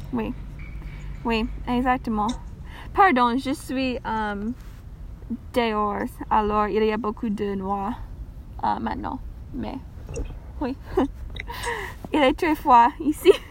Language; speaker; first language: French; non-native, learner; English